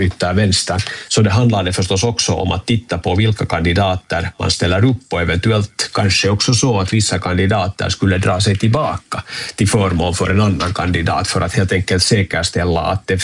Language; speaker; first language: Swedish; native; Swedish